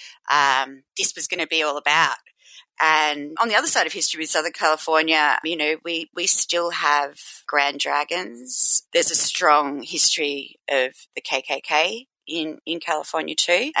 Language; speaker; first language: English; native; English